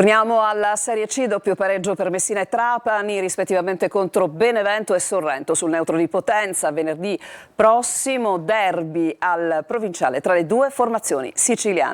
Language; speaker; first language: Italian; native; Italian